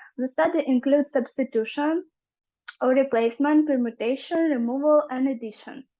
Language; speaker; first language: English; non-native, fluent; Ukrainian